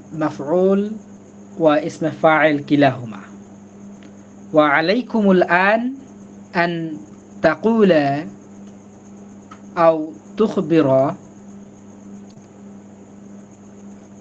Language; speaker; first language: Arabic; non-native, fluent; Bangla